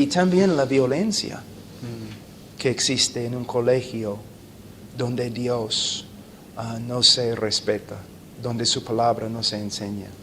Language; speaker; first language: Spanish; non-native, fluent; English